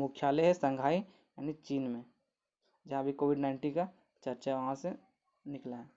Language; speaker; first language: Hindi; native; Hindi